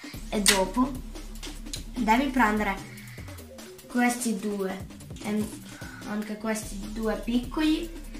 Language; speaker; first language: Italian; early bilingual, other home language; Russian